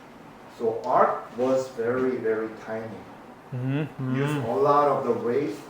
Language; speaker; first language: English; non-native, fluent; Korean